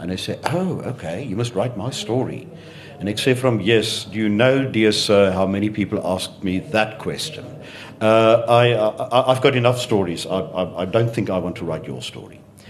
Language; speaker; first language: English; non-native, local second language; Afrikaans